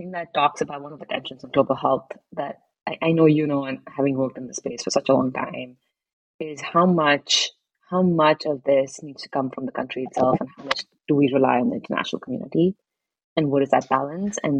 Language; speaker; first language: English; non-native, local second language; Hindi